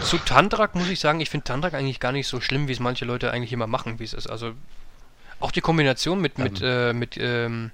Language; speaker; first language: German; native; German